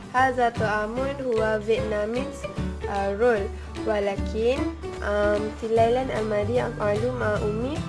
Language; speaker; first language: Arabic; non-native, learner; Malay